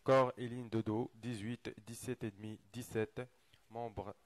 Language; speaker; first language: French; non-native, local second language; Arabic